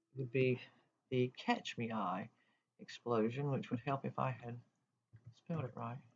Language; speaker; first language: English; native; English